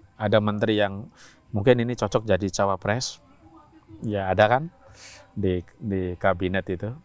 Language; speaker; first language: Indonesian; non-native, local second language; Javanese